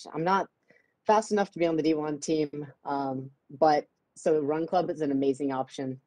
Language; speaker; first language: English; native; English